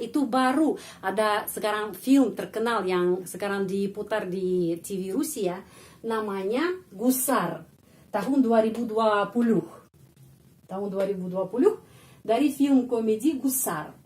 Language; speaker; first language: Indonesian; non-native, fluent; Russian